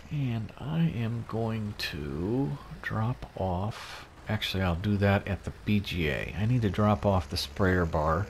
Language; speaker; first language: English; native; English